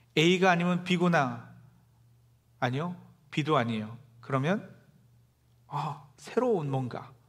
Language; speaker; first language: Korean; native; Korean